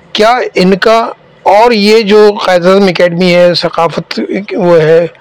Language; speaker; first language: Urdu; native; Urdu